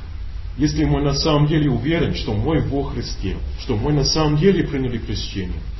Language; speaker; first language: Russian; non-native, learner; English